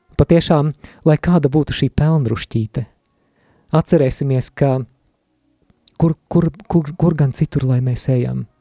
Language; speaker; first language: Latvian; native; Latvian